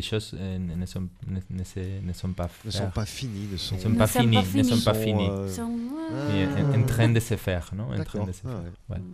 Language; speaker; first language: French; non-native, fluent; Spanish